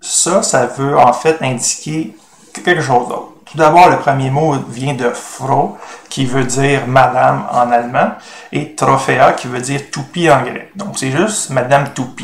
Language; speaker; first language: French; native; French